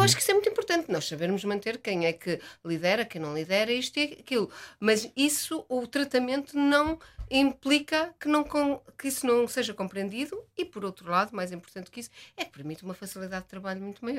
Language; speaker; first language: Portuguese; native; Portuguese